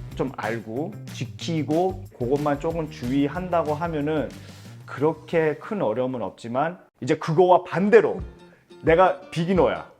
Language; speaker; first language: Korean; early bilingual, heritage; Korean